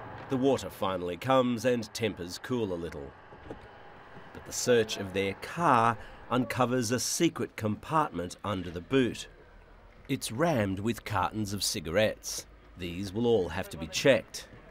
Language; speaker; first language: English; native; English